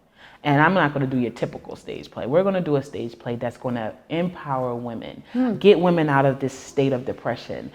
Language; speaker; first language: English; native; English